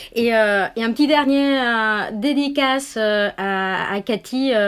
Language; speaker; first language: French; non-native, fluent; Spanish